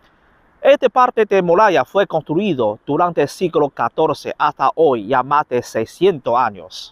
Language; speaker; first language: Spanish; non-native, learner; Chinese